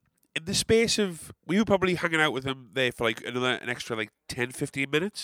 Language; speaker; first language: English; native; English